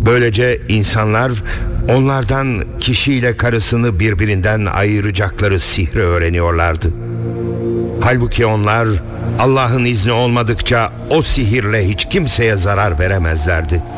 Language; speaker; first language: Turkish; native; Turkish